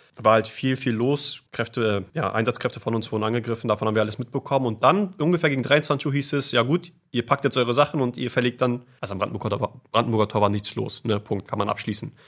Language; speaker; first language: German; native; German